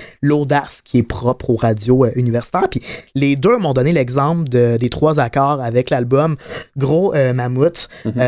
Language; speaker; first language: French; native; French